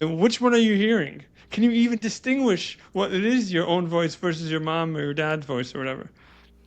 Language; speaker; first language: English; native; English